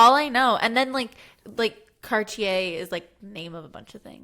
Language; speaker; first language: English; native; English